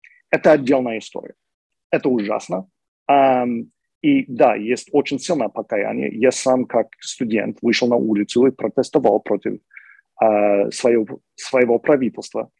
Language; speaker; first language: Russian; non-native, fluent; English